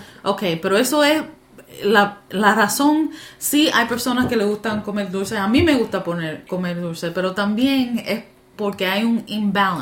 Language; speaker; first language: Spanish; early bilingual, heritage; Spanish